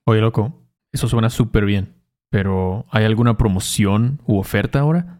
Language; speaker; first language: Spanish; native; Spanish